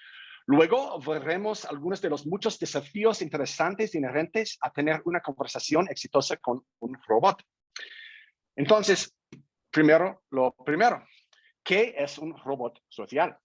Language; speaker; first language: Spanish; non-native, fluent; English